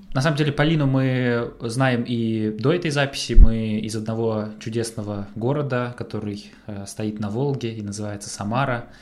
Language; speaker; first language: Russian; native; Russian